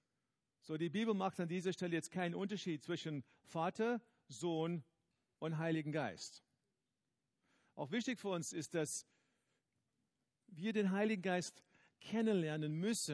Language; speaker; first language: German; non-native, fluent; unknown